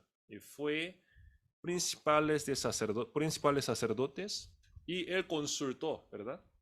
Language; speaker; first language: Spanish; non-native, fluent; Korean